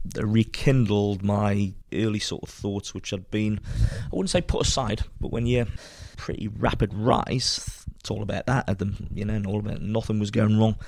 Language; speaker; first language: English; native; English